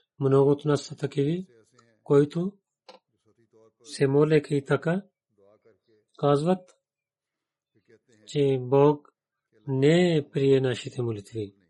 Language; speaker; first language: Bulgarian; non-native, learner; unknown